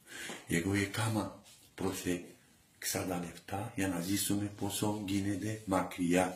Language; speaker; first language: Greek; non-native, learner; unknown